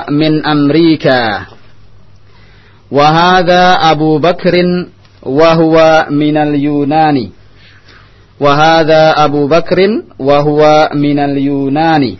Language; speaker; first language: Arabic; non-native, fluent; Indonesian